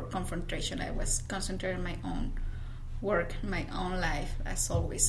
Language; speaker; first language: English; non-native, fluent; Spanish